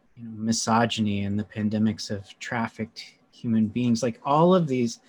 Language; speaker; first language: English; native; English